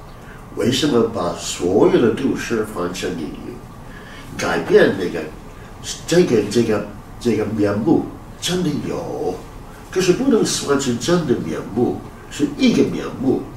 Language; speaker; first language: Chinese; non-native, fluent; English